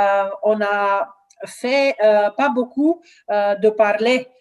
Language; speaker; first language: French; non-native, learner; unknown